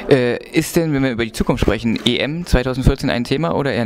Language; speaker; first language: German; native; German